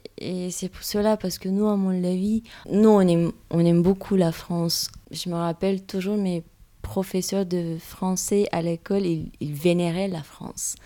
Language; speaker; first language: French; non-native, fluent; Romanian